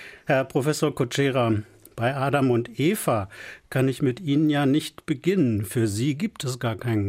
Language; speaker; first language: German; native; German